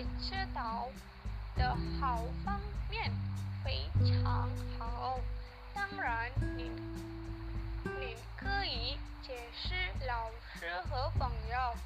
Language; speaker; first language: Chinese; non-native, learner; Indonesian